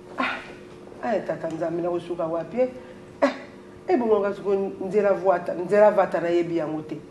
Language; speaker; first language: Lingala; native; Lingala